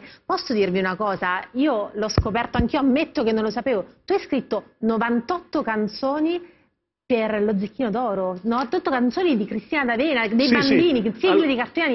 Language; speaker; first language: Italian; native; Italian